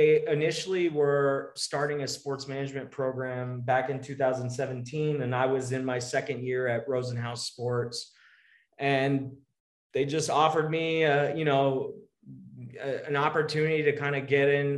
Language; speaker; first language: English; native; English